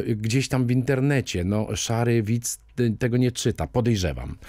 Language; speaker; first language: Polish; native; Polish